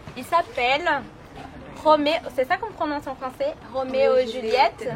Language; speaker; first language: French; non-native, learner; Portuguese